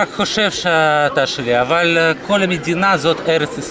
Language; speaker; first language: Hebrew; non-native, learner; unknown